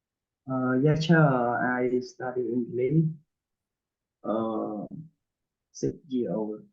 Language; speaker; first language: English; non-native, learner; Khmer